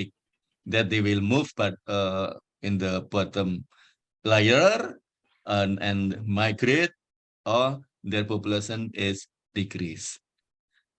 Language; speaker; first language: English; non-native, fluent; Indonesian